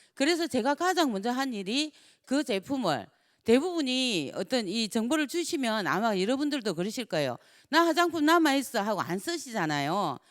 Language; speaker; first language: Korean; native; Korean